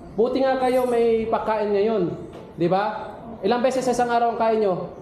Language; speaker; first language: Filipino; non-native, local second language; Maranao